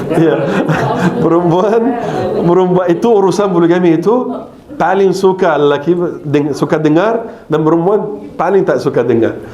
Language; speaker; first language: Malay; non-native, fluent; Arabic